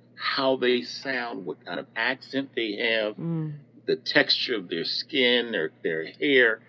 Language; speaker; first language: English; native; English